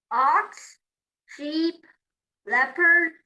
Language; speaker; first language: English; non-native, learner; Chinese